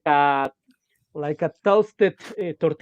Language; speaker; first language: English; non-native, local second language; Spanish